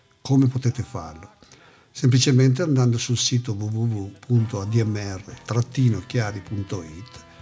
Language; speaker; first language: Italian; native; Italian